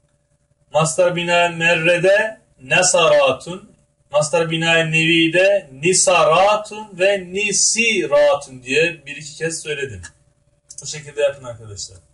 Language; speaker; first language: Turkish; native; Turkish